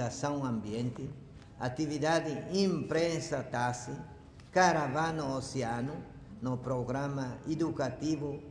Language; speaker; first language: Portuguese; non-native, local second language; Tetum